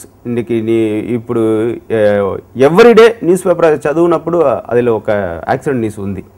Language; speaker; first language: Telugu; non-native, learner; Tamil